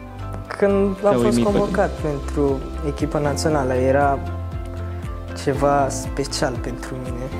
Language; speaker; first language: Romanian; non-native, learner; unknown